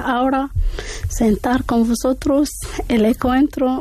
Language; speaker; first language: Spanish; non-native, learner; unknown